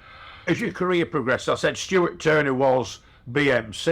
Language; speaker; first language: English; native; English